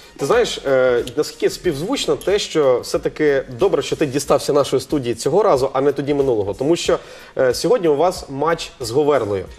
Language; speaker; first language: Ukrainian; native; Ukrainian